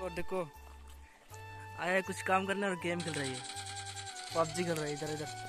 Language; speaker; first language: Hindi; non-native, local second language; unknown